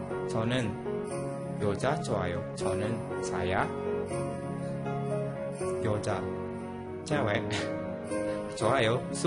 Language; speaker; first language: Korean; non-native, fluent; Indonesian